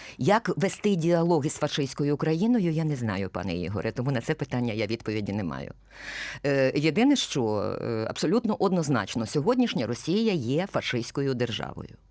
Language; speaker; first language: Ukrainian; native; Ukrainian